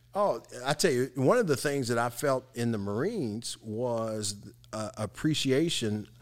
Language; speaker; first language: English; native; English